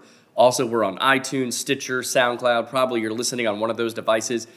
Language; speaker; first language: English; native; English